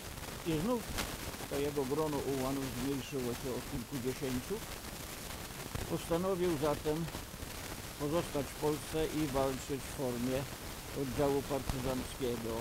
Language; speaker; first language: Polish; native; Polish